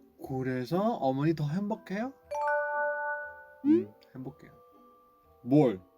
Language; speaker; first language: Korean; non-native, fluent; Spanish